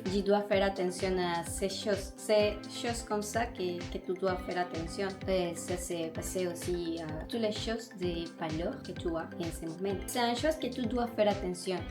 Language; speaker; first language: French; non-native, learner; Spanish